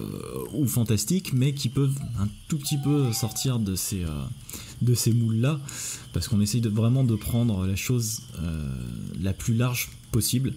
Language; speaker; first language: French; native; French